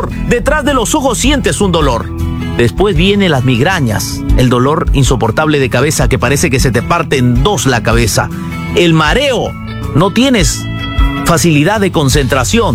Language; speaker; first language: Spanish; native; Spanish